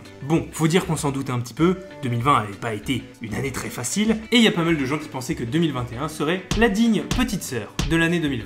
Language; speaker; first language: French; native; French